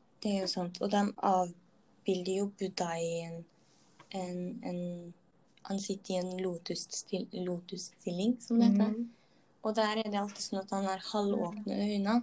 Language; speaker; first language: Norwegian; native; Norwegian